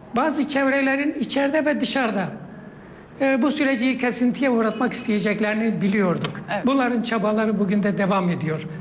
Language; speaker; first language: Turkish; non-native, local second language; Kurdish